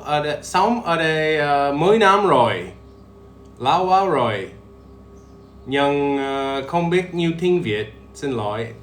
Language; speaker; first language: Vietnamese; non-native, learner; English